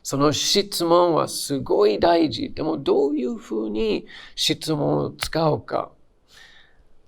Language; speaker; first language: Japanese; non-native, fluent; English